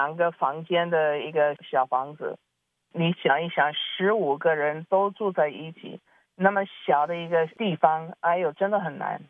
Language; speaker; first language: Chinese; early bilingual, heritage; Chinese